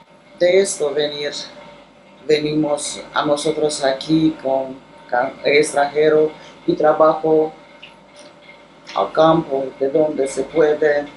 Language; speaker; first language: Spanish; non-native, learner; Romanian